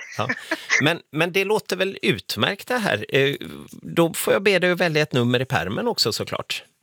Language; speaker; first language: Swedish; native; Swedish